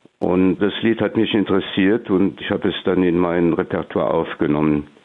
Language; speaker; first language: German; non-native, local second language; Luxembourgish